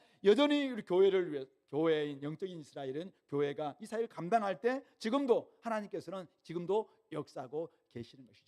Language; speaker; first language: Korean; native; Korean